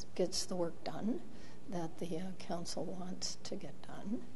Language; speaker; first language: English; native; English